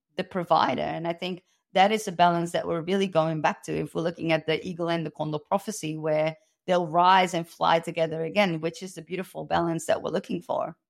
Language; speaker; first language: English; non-native, fluent; Dutch